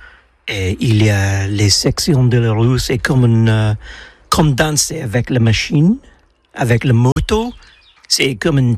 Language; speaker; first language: French; non-native, learner; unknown